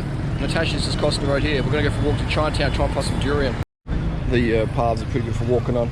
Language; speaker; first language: English; native; English